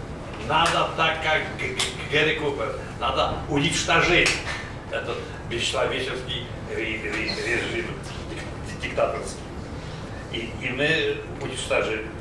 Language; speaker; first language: Russian; non-native, fluent; Polish